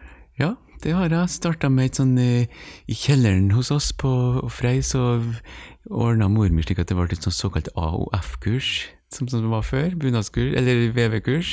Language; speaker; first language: Norwegian; native; Norwegian